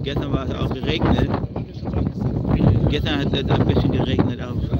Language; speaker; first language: German; non-native, fluent; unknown